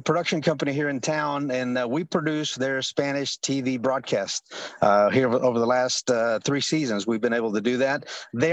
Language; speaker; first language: English; early bilingual, other home language; Spanish